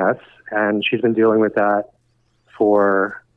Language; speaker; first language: English; native; English